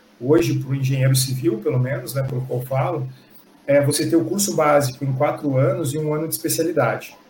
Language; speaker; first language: Portuguese; native; Portuguese